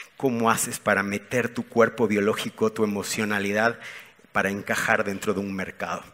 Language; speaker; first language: Spanish; native; Spanish